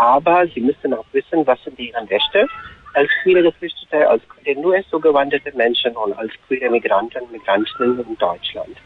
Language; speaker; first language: German; non-native, fluent; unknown